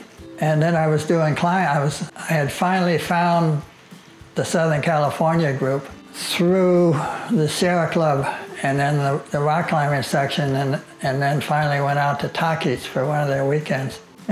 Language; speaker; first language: English; native; English